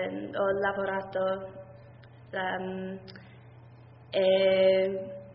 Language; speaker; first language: Italian; non-native, learner; English